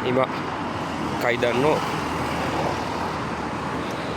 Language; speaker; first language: Japanese; non-native, learner; Sinhala